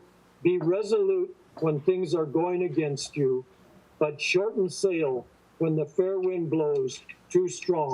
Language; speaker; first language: English; native; English